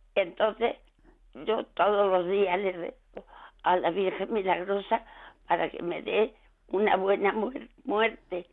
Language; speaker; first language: Spanish; native; Spanish